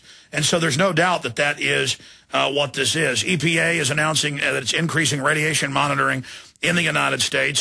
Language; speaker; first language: English; native; English